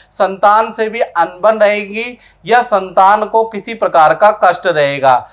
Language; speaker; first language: Hindi; native; Hindi